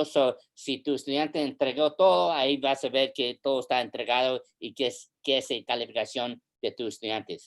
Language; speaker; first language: Spanish; early bilingual, heritage; English